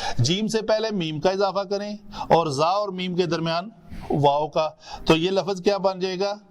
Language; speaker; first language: Urdu; non-native, local second language; Punjabi